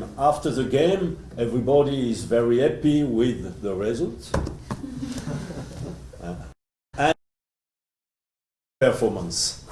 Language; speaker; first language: English; non-native, learner; French